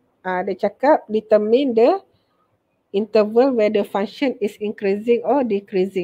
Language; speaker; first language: English; non-native, local second language; Malay